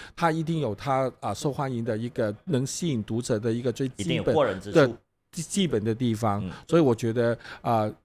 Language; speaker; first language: Chinese; non-native, local second language; Cantonese